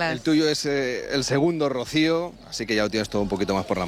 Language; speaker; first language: Spanish; native; Spanish